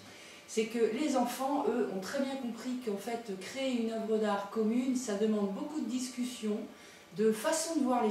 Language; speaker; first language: French; native; French